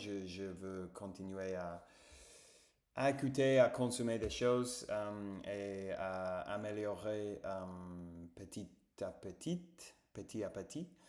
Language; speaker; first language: French; non-native, fluent; English